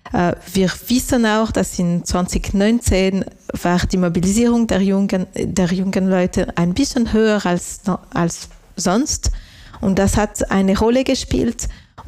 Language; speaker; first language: German; non-native, local second language; French